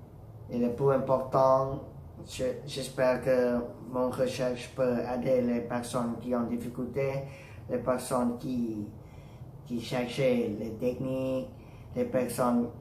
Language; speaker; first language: French; non-native, learner; Thai